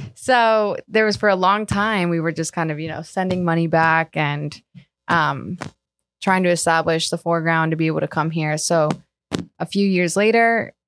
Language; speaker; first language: English; early bilingual, other home language; Spanish